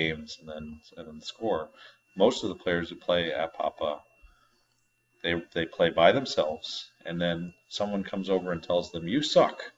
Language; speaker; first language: English; native; English